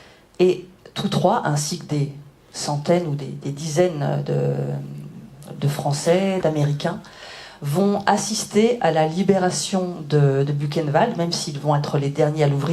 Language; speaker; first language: French; native; French